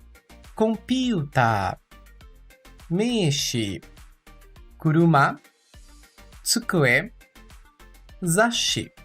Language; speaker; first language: Japanese; non-native, learner; Portuguese